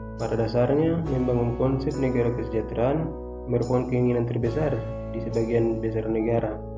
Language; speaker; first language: Indonesian; native; Indonesian